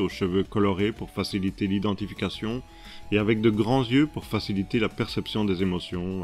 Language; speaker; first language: French; native; French